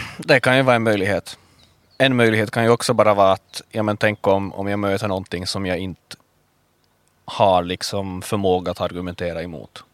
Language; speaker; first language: Swedish; native; Swedish